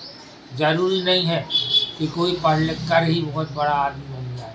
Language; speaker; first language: Hindi; native; Hindi